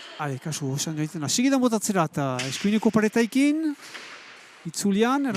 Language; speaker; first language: Basque; native; Basque